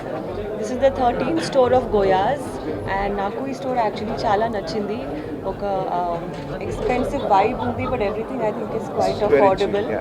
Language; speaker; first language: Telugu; non-native, learner; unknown